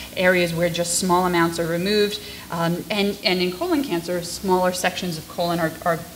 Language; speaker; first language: English; native; English